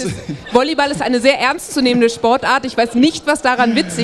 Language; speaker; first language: German; native; German